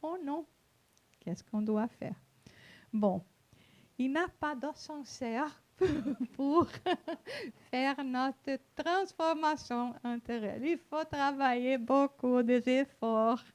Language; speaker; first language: French; non-native, fluent; Portuguese